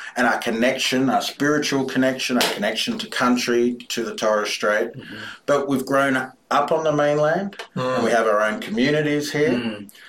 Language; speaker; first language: English; native; English